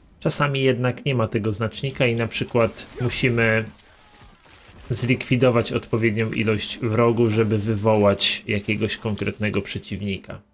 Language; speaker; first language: Polish; native; Polish